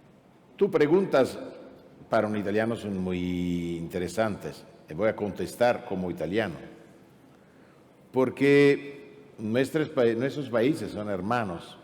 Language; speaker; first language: Spanish; non-native, fluent; Italian